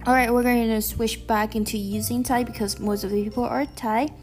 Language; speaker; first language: English; non-native, fluent; Thai